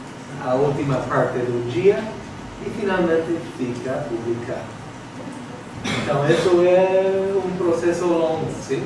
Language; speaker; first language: Portuguese; non-native, fluent; English